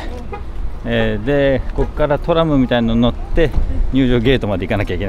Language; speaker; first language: Japanese; native; Japanese